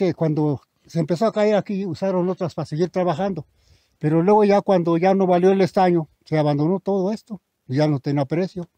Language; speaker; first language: Spanish; native; Spanish